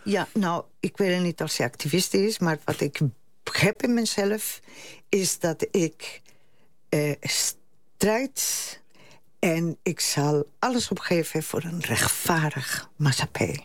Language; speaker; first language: Dutch; non-native, fluent; Spanish